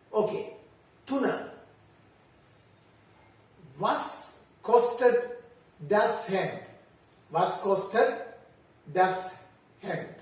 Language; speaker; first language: German; non-native, learner; Sinhala